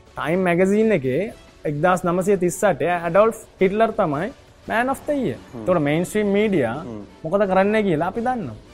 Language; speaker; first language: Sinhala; non-native, local second language; Tamil